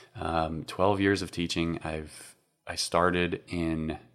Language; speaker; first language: English; native; English